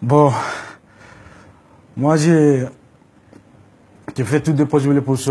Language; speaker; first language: French; non-native, learner; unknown